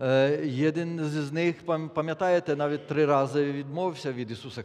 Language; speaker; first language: Polish; non-native, learner; Ukrainian